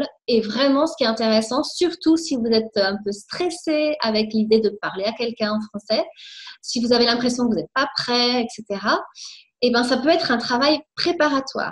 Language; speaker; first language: French; native; French